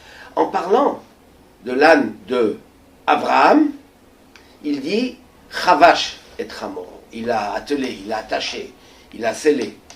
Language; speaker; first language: French; native; French